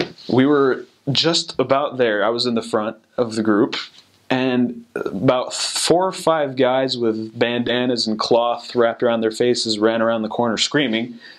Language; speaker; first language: English; native; English